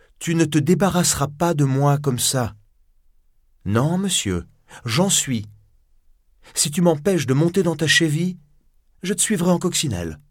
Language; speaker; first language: French; native; French